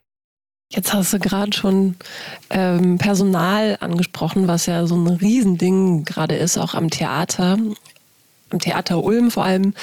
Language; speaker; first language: German; native; German